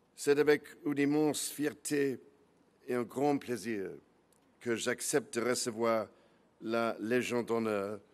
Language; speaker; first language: French; non-native, fluent; English